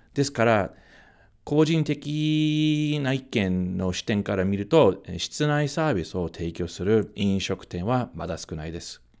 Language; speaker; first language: Japanese; non-native, fluent; English